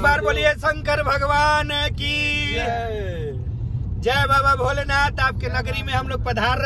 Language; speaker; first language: Hindi; native; Hindi